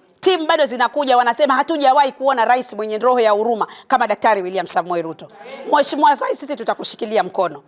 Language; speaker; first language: Swahili; native; Swahili